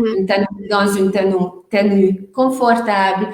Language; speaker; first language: French; non-native, learner; Hungarian